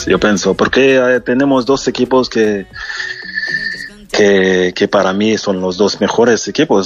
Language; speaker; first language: Spanish; non-native, learner; French